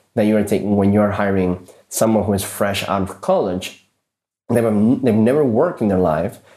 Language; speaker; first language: English; early bilingual, other home language; Spanish